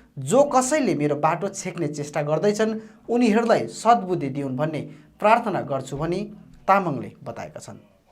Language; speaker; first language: Nepali; native; Nepali